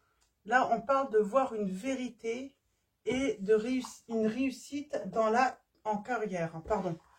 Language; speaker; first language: French; native; French